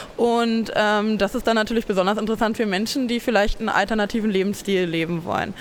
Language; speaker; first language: German; native; German